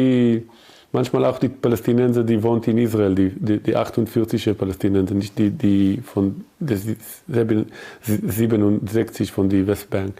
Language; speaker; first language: German; non-native, learner; Hebrew